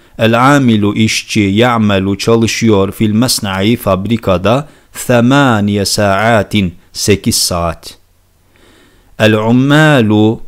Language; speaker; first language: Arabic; non-native, fluent; Turkish